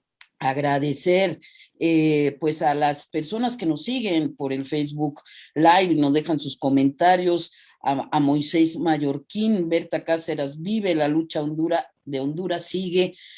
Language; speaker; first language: Spanish; native; Spanish